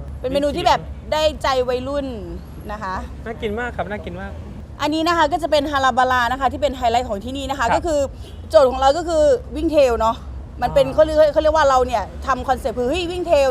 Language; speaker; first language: Thai; native; Thai